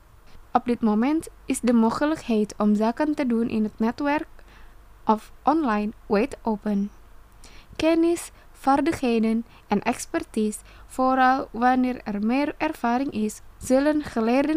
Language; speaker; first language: Dutch; non-native, fluent; Indonesian